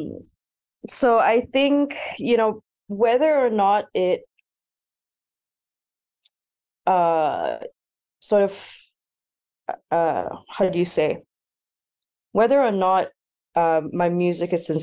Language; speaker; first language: English; non-native, local second language; Malay